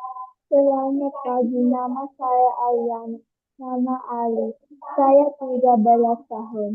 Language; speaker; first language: Indonesian; non-native, learner; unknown